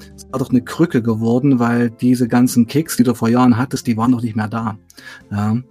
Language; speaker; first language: German; native; German